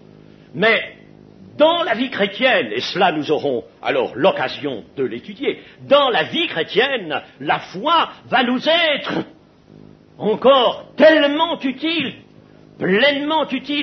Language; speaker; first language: French; native; French